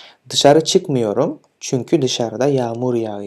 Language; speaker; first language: Turkish; non-native, fluent; Kyrgyz